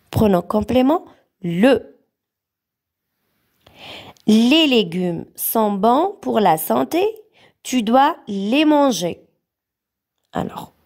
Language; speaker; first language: French; non-native, local second language; Arabic